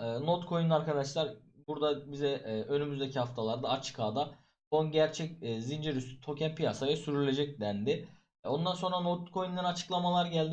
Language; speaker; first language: Turkish; native; Turkish